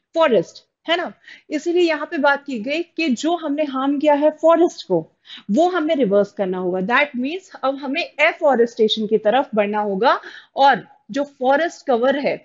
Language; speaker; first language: Hindi; native; Hindi